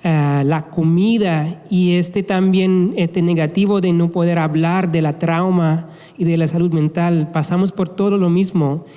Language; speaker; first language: Spanish; non-native, fluent; English